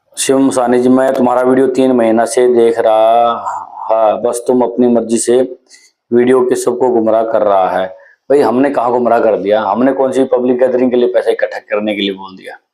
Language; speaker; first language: Hindi; native; Hindi